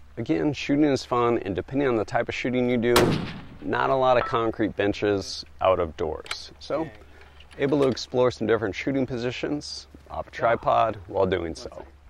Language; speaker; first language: English; native; English